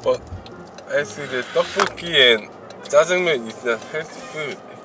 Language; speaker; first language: English; non-native, learner; Korean